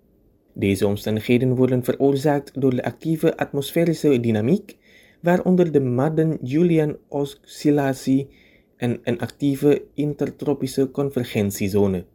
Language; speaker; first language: Dutch; non-native, fluent; Indonesian